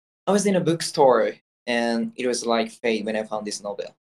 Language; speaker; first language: English; non-native, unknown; Japanese